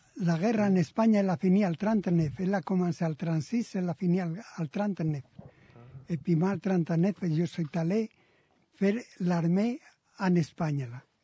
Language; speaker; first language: French; non-native, fluent; Spanish